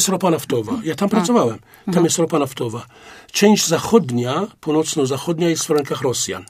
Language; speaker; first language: Polish; non-native, fluent; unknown